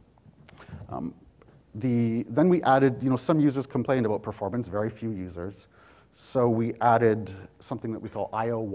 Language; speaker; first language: English; native; English